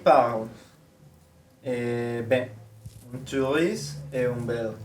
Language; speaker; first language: French; non-native, learner; Spanish